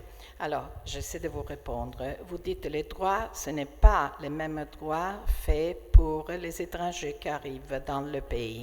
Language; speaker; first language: French; non-native, fluent; Italian